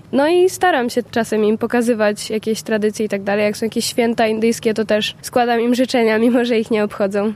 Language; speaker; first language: Polish; early bilingual, other home language; Hindi